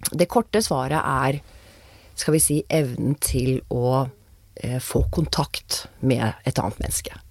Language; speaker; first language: Norwegian; native; Norwegian